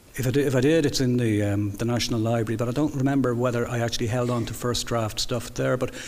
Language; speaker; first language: English; native; English